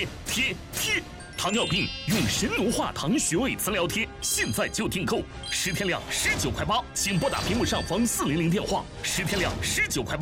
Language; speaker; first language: Chinese; native; Chinese